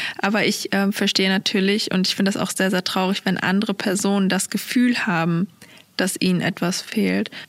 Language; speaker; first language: German; early bilingual, other home language; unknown